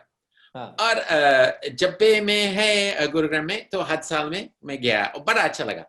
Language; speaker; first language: Hindi; non-native, fluent; English